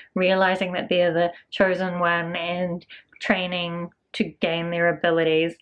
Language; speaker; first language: English; native; English